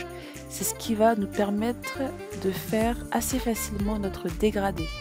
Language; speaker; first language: French; native; French